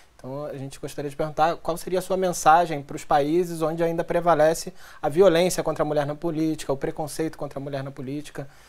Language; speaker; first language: Portuguese; native; Portuguese